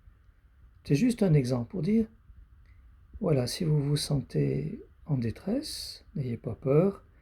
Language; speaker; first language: French; native; French